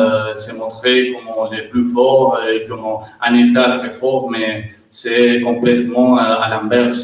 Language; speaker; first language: French; non-native, learner; Catalan